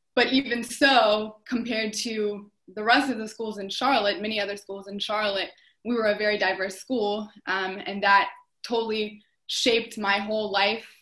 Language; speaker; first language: English; native; English